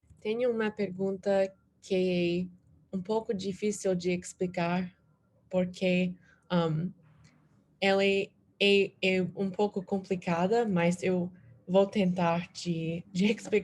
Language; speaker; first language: Portuguese; non-native, learner; English